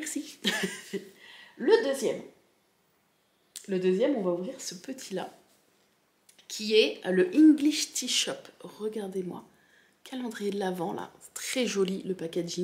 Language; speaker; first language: French; native; French